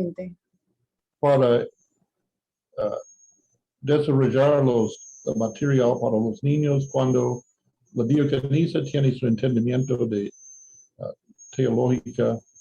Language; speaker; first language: Spanish; non-native, fluent; English